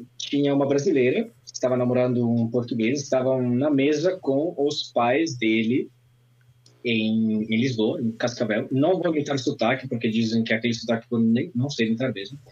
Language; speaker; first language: Portuguese; non-native, fluent; Italian